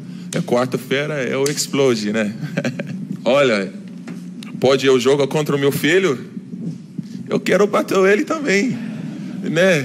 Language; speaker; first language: Portuguese; non-native, learner; Turkish